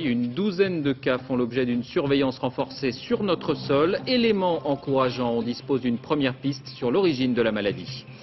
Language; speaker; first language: French; native; French